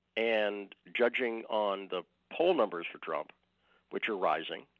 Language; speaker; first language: English; native; English